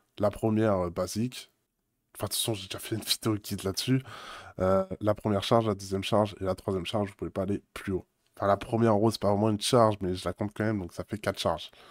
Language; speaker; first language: French; native; French